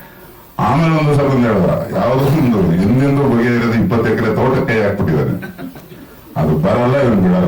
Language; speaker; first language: Kannada; native; Kannada